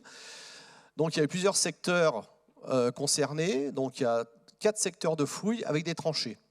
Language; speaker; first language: French; native; French